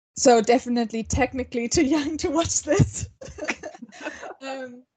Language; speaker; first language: English; non-native, fluent; German